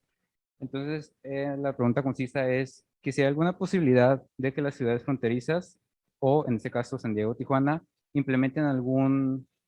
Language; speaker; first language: Spanish; native; Spanish